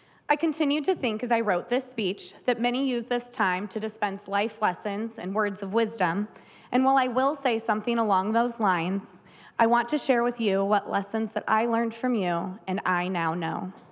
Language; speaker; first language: English; native; English